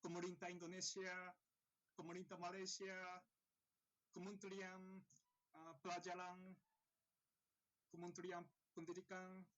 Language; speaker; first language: Indonesian; non-native, learner; Japanese